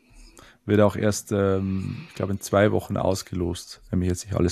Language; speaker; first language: German; native; German